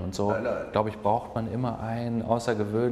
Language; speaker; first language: German; native; German